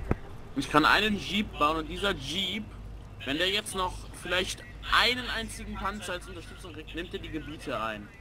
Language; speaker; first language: German; native; German